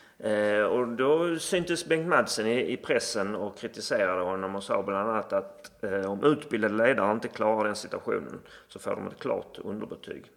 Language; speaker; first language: Swedish; native; Swedish